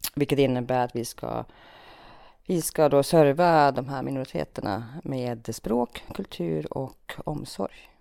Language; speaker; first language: Swedish; early bilingual, other home language; Finnish